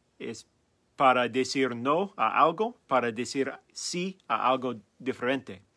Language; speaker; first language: Spanish; non-native, learner; English